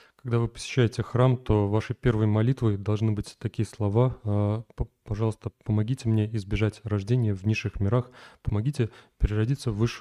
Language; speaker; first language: Russian; native; Russian